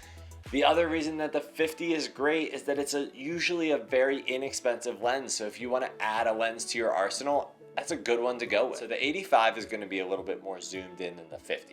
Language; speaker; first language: English; native; English